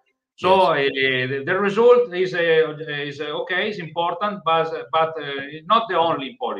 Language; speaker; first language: English; non-native, learner; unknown